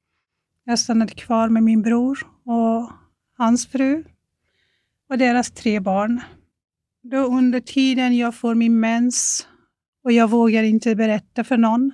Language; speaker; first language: Swedish; non-native, fluent; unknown